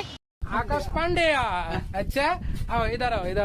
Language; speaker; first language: Hindi; non-native, learner; Bangla